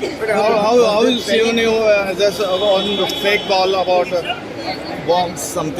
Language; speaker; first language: English; non-native, learner; Russian